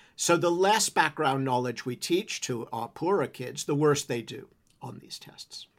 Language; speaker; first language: English; native; English